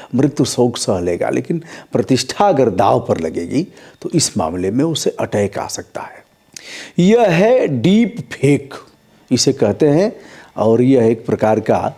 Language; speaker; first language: Hindi; native; Hindi